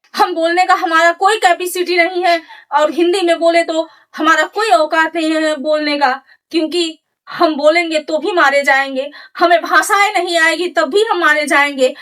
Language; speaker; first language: Hindi; native; Hindi